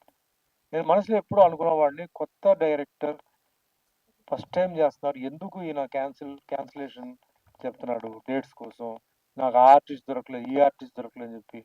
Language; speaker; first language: Telugu; native; Telugu